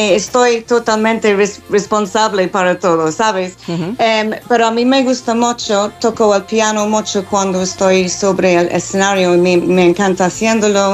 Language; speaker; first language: Spanish; non-native, fluent; English